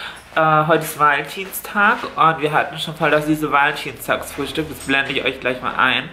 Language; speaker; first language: German; native; German